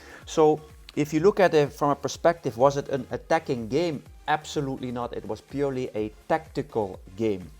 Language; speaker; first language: English; non-native, fluent; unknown